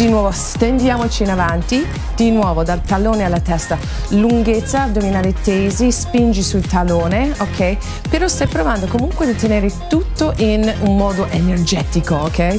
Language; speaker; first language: Italian; non-native, fluent; English